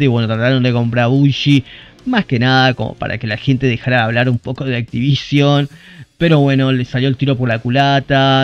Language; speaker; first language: Spanish; native; Spanish